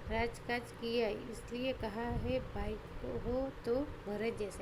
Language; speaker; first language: Hindi; non-native, local second language; Gujarati